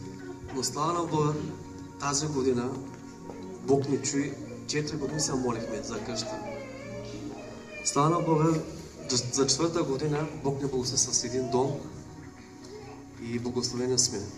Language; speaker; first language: Bulgarian; non-native, local second language; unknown